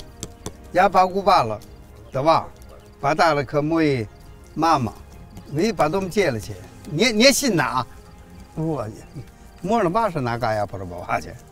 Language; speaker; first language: Russian; non-native, learner; Chinese